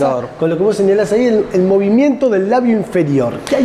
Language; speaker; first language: Spanish; native; Spanish